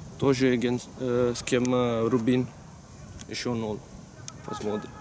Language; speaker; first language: Russian; non-native, learner; Italian